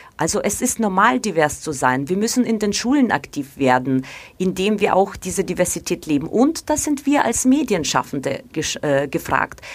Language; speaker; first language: German; non-native, fluent; Ukrainian